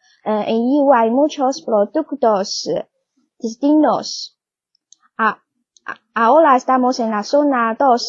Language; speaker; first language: Spanish; non-native, learner; Chinese